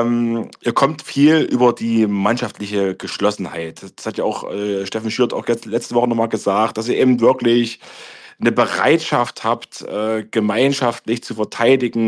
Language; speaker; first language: German; native; German